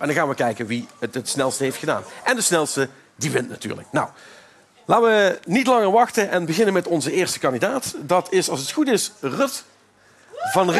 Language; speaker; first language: Dutch; native; Dutch